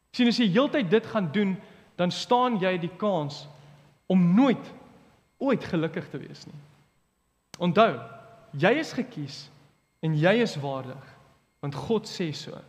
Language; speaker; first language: Afrikaans; early bilingual, other home language; English